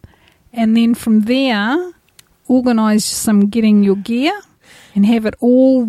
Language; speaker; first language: English; native; English